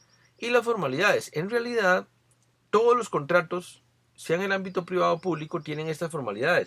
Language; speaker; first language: Spanish; native; Spanish